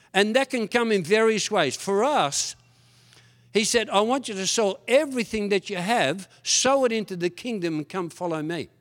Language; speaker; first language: English; early bilingual, other home language; Dutch